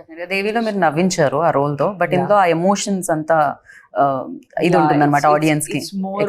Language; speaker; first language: Telugu; native; Telugu